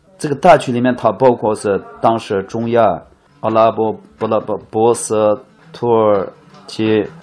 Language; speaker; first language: Chinese; non-native, local second language; Uyghur